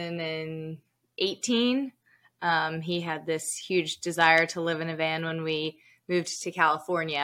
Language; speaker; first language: English; native; English